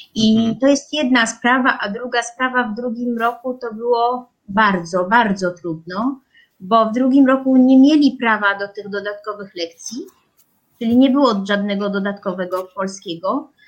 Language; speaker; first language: Polish; early bilingual, heritage; Polish